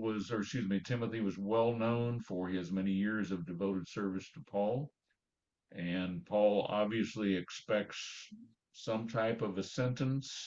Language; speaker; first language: English; native; English